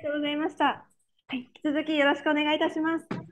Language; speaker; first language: Japanese; native; Japanese